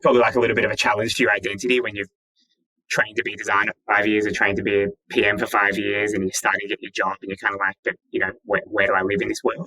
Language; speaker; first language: English; native; English